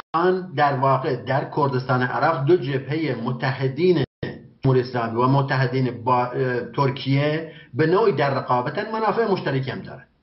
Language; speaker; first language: Persian; non-native, local second language; Kurdish